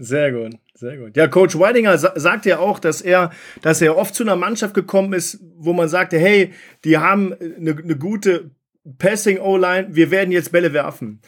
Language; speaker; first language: German; native; German